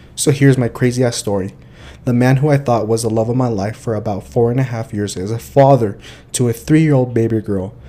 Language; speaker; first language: English; early bilingual, other home language; Spanish